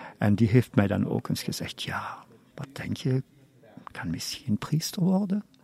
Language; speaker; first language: Dutch; non-native, local second language; German